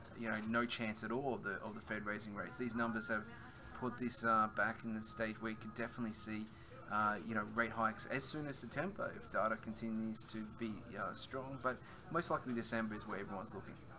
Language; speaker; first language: English; native; English